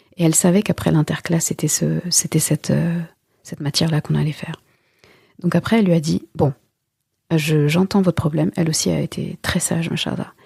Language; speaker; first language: French; early bilingual, other home language; Wolof